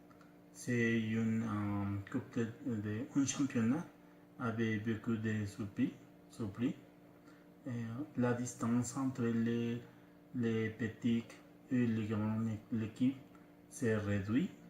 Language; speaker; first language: French; non-native, learner; Spanish